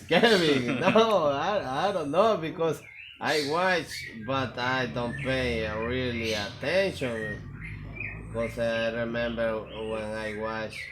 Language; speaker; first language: English; non-native, learner; Spanish